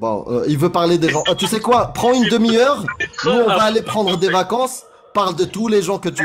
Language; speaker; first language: French; native; French